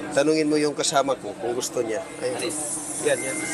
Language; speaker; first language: Filipino; non-native, local second language; Waray